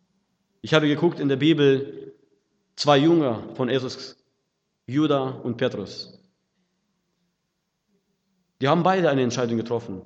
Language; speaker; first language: German; non-native, fluent; Russian